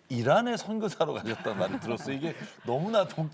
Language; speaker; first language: Korean; native; Korean